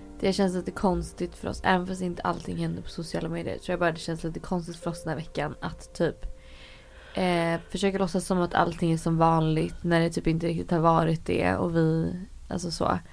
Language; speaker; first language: Swedish; native; Swedish